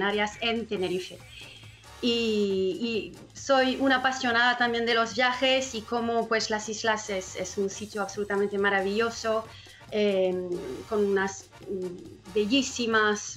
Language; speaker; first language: Spanish; non-native, fluent; French